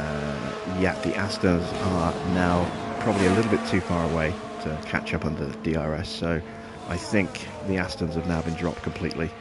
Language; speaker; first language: English; native; English